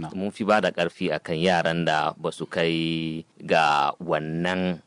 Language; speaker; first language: Hausa; native; Hausa